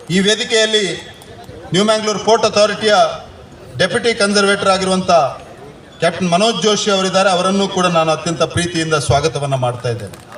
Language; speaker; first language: Kannada; non-native, local second language; Tulu